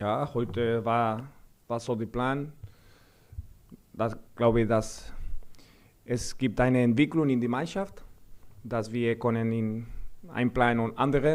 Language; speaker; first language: German; non-native, fluent; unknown